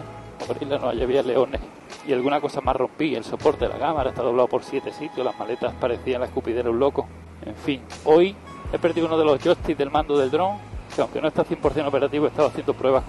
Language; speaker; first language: Spanish; native; Spanish